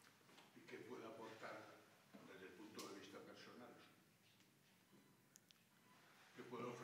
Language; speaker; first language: Spanish; native; Spanish